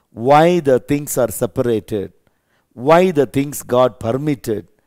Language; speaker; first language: English; non-native, local second language; Tamil